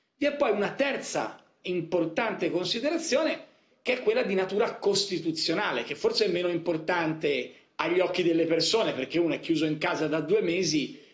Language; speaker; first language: Italian; native; Italian